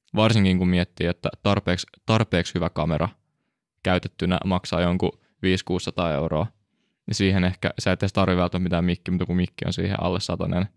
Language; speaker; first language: Finnish; native; Finnish